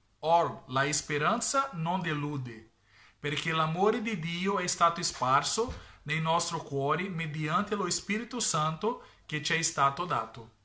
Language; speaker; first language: Italian; non-native, learner; Portuguese